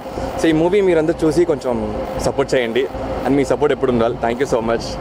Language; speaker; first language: Telugu; non-native, learner; Tamil